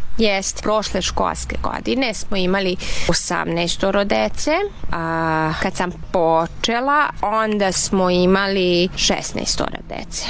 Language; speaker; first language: Serbian; non-native, local second language; Hungarian